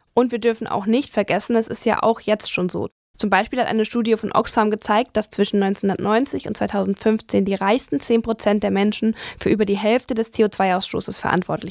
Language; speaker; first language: German; native; German